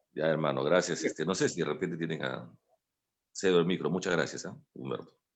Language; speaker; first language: Spanish; native; Spanish